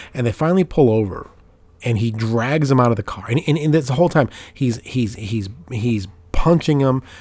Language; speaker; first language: English; native; English